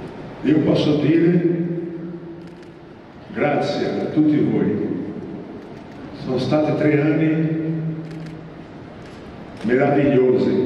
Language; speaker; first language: Italian; non-native, fluent; Portuguese